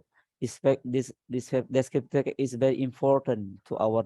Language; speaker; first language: English; non-native, learner; Indonesian